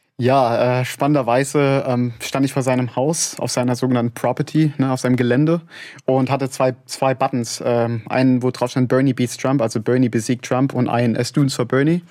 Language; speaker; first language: German; native; German